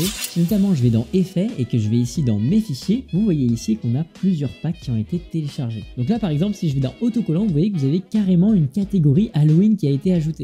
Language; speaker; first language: French; native; French